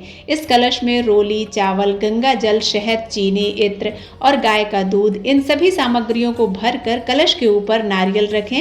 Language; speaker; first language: Hindi; native; Hindi